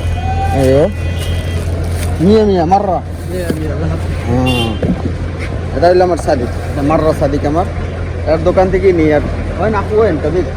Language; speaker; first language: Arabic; non-native, learner; Bangla